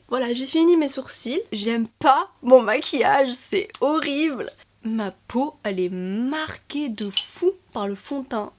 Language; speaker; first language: French; native; French